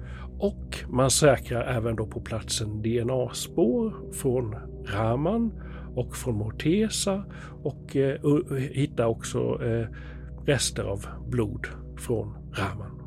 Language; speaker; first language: Swedish; native; Swedish